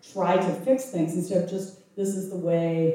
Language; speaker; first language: English; native; English